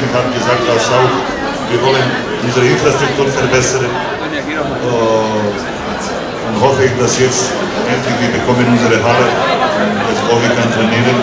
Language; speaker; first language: German; non-native, learner; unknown